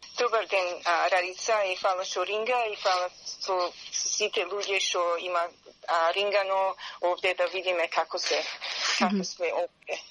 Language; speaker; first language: Macedonian; early bilingual, heritage; Macedonian